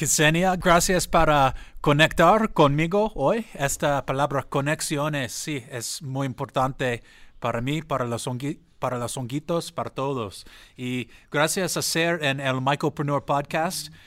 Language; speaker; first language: Spanish; non-native, learner; English